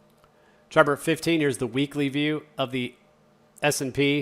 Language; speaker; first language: English; native; English